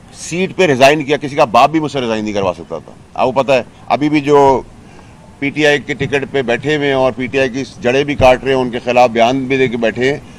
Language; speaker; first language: Urdu; native; Urdu